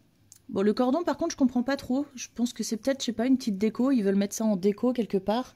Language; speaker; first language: French; native; French